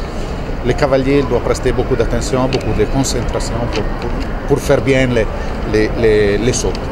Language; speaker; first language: French; non-native, fluent; Italian